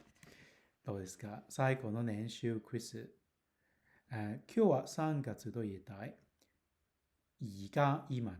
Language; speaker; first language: Japanese; non-native, learner; Cantonese